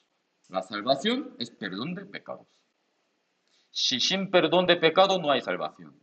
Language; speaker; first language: Spanish; non-native, learner; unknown